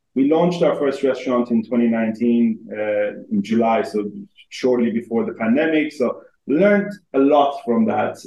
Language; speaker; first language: English; non-native, fluent; Persian